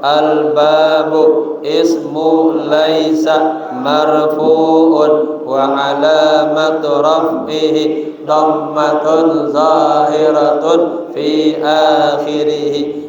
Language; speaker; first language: Arabic; non-native, fluent; Indonesian